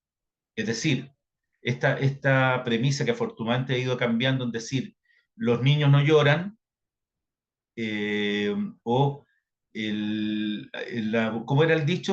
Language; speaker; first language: Spanish; native; Spanish